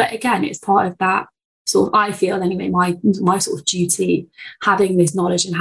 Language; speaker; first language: English; native; English